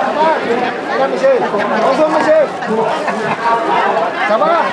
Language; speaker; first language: French; non-native, learner; Khmer